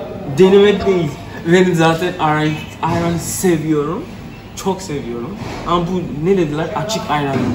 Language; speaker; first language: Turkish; non-native, fluent; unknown